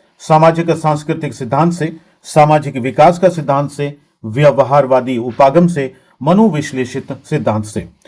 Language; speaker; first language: Hindi; native; Hindi